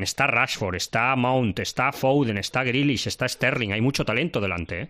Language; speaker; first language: Spanish; native; Spanish